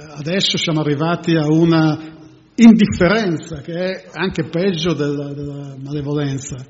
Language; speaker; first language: Italian; native; Italian